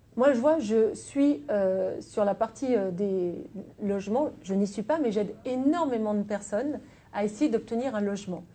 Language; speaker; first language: French; native; French